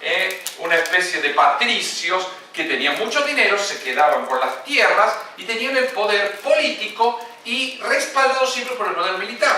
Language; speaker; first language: Spanish; native; Spanish